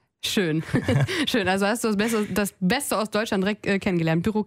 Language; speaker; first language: German; native; German